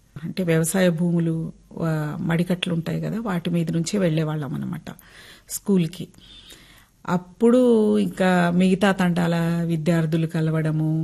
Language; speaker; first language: Telugu; non-native, local second language; Lambadi